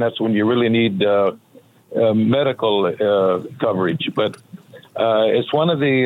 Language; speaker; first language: English; native; English